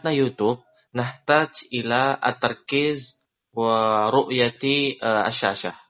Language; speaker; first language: Arabic; non-native, learner; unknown